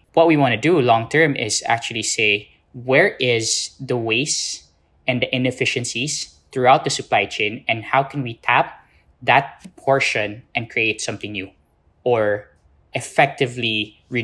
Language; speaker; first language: English; non-native, local second language; Filipino